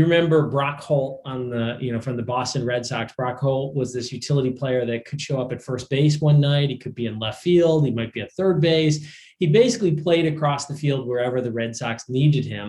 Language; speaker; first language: English; native; English